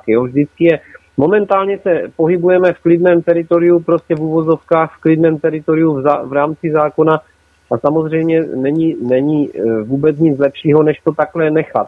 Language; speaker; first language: Czech; native; Czech